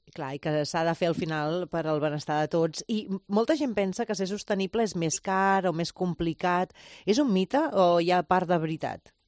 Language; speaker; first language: Catalan; native; Catalan